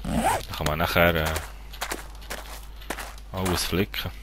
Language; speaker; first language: German; native; German